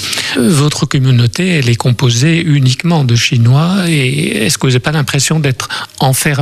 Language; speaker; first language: French; native; French